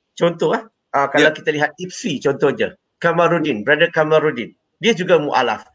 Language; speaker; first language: Malay; non-native, local second language; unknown